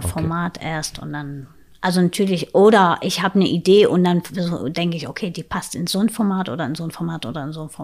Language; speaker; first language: German; non-native, fluent; Arabic